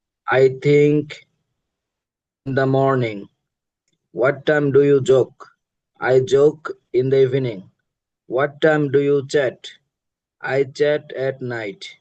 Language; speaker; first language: English; non-native, learner; Bangla